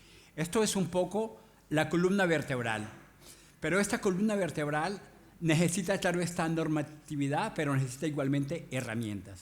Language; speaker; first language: Spanish; non-native, fluent; French